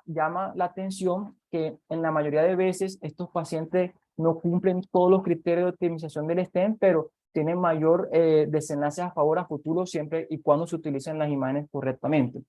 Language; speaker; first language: Spanish; native; Spanish